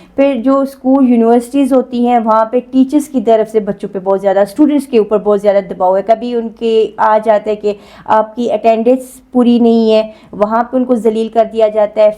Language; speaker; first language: Urdu; non-native, local second language; Northern Hindko